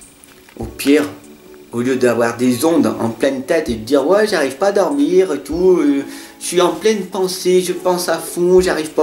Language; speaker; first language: French; native; French